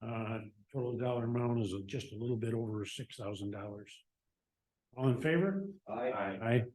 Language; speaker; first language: English; native; English